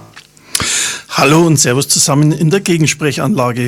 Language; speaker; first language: German; native; German